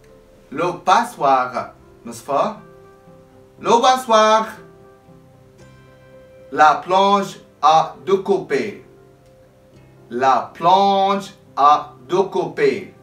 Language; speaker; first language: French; non-native, fluent; Arabic